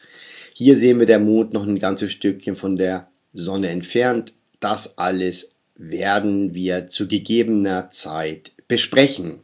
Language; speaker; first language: German; native; German